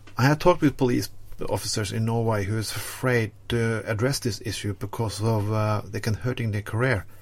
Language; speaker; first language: English; non-native, fluent; Norwegian